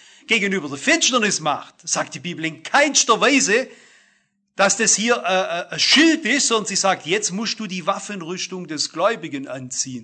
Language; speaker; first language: German; native; German